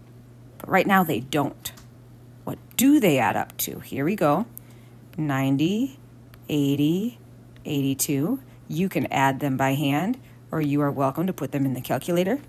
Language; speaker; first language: English; native; English